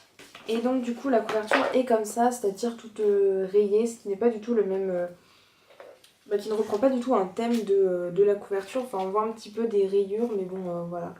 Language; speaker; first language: French; native; French